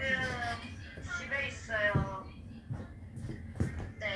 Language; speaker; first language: Korean; non-native, fluent; Japanese